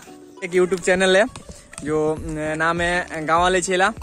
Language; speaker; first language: Hindi; non-native, local second language; Bangla